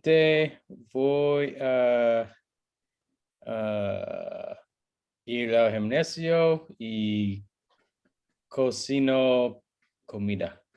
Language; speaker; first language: Spanish; non-native, learner; English